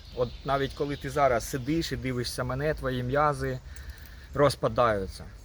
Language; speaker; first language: Ukrainian; non-native, local second language; Russian